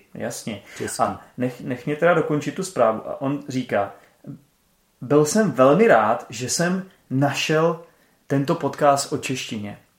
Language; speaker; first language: Czech; native; Czech